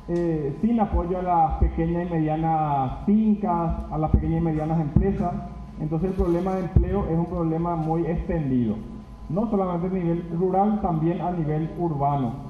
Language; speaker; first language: Spanish; native; Spanish